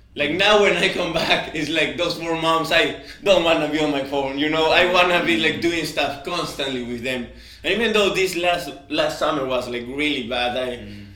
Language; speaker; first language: English; non-native, fluent; Spanish